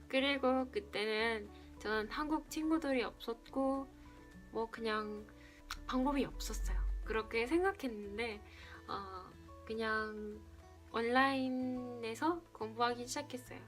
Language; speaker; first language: Korean; non-native, fluent; Spanish